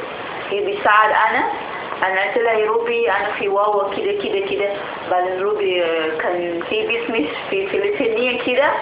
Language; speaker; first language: Arabic; non-native, learner; Indonesian